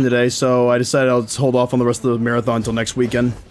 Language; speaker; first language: English; native; English